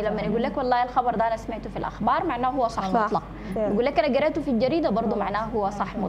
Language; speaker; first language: Arabic; native; Arabic